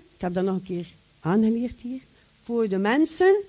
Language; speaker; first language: Dutch; native; Dutch